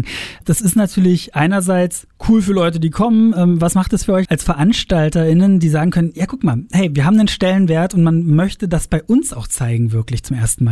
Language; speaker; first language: German; native; German